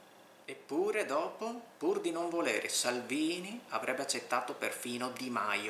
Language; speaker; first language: Italian; native; Italian